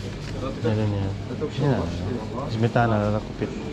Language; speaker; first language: Russian; non-native, learner; Cebuano